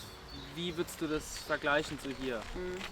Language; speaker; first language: German; native; German